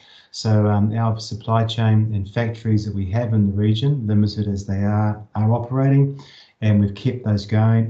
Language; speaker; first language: English; native; English